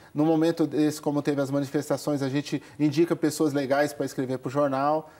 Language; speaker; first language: Portuguese; native; Portuguese